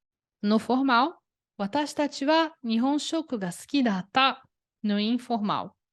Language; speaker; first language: Japanese; non-native, fluent; Portuguese